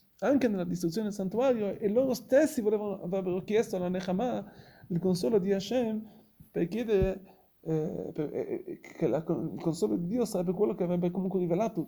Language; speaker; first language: Italian; non-native, fluent; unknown